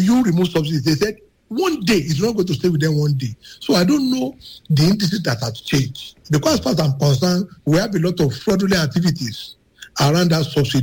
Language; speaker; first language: English; non-native, local second language; Yoruba